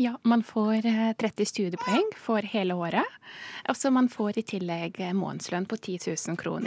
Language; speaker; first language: Norwegian; non-native, fluent; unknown